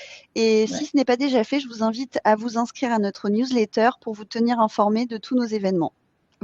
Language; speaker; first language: French; native; French